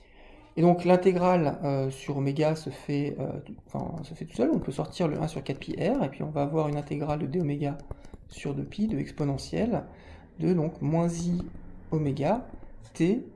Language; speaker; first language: French; native; French